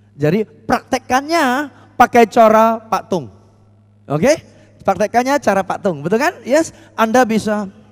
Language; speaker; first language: Indonesian; non-native, fluent; English